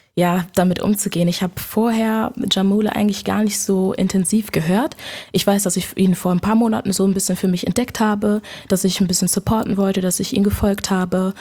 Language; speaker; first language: German; early bilingual, other home language; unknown